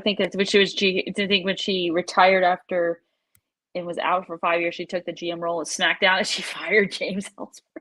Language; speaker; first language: English; native; English